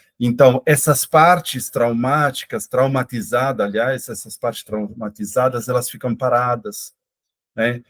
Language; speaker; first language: Portuguese; non-native, fluent; Italian